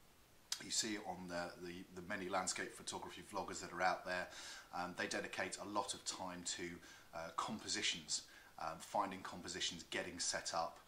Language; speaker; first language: English; native; English